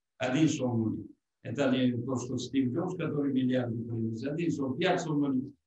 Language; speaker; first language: Russian; non-native, local second language; Tajik